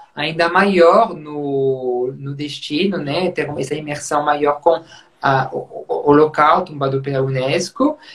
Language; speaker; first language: Portuguese; non-native, fluent; French